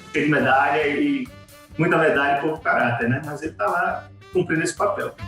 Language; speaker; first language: Portuguese; native; Portuguese